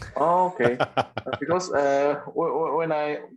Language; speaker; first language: English; non-native, local second language; Chinese